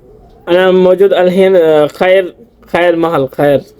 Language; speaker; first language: Arabic; non-native, learner; Bangla